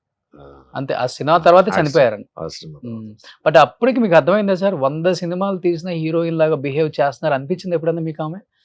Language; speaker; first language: Telugu; native; Telugu